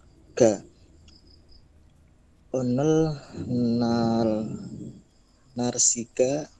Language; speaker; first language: Korean; non-native, learner; Indonesian